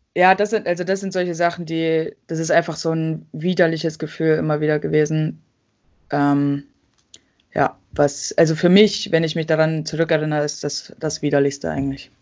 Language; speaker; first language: German; native; German